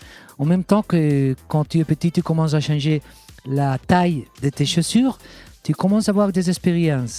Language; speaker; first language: French; non-native, fluent; Catalan